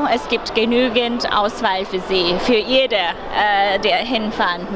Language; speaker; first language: German; non-native, fluent; Chinese